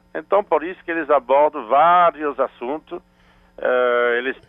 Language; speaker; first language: Portuguese; non-native, fluent; French